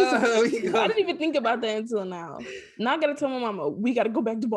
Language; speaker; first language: English; native; English